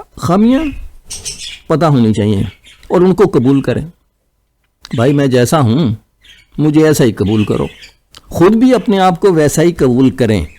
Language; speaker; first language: Urdu; non-native, local second language; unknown